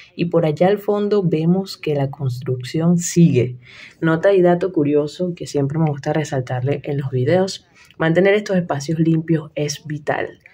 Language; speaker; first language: Spanish; native; Spanish